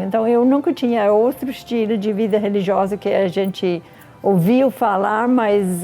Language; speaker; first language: Portuguese; non-native, fluent; English